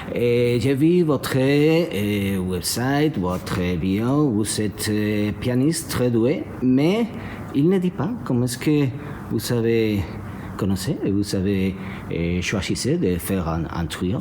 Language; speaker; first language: French; non-native, learner; Spanish